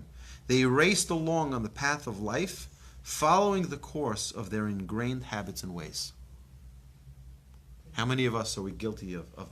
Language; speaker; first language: English; native; English